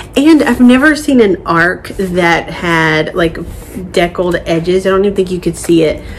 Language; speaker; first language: English; native; English